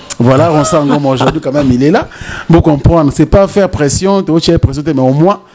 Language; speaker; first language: French; non-native, local second language; Lingala